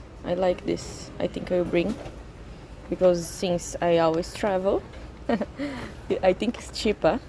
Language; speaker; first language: English; non-native, learner; Portuguese